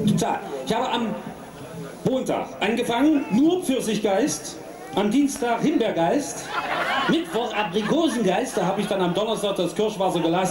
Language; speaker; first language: German; native; German